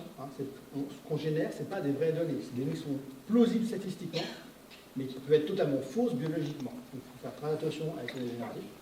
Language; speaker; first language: French; native; French